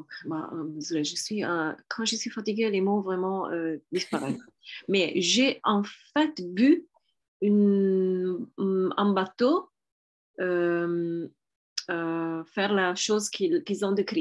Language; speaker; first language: French; non-native, fluent; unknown